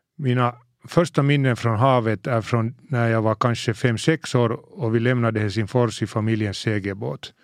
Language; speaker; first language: Swedish; native; Swedish